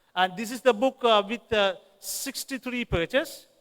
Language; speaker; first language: English; non-native, local second language; Tamil